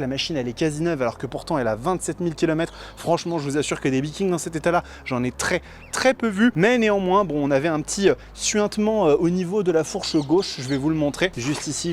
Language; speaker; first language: French; native; French